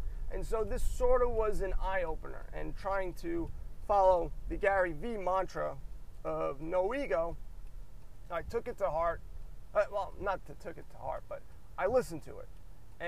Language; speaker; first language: English; native; English